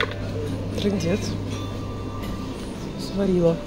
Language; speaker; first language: Russian; native; Russian